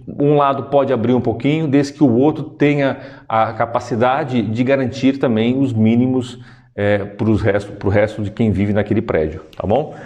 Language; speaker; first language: Portuguese; native; Portuguese